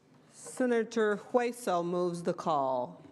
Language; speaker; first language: English; native; English